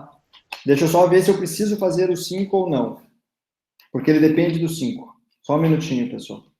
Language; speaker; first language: Portuguese; native; Portuguese